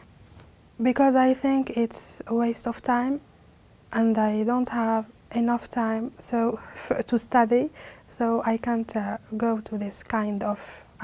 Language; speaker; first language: English; non-native, learner; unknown